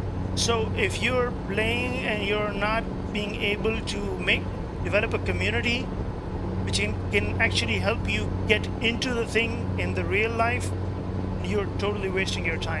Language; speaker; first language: English; non-native, local second language; Pashto